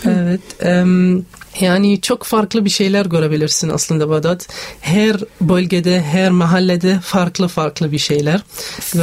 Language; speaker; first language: Turkish; non-native, learner; Arabic